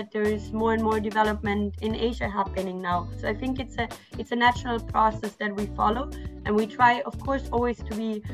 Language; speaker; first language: English; non-native, fluent; German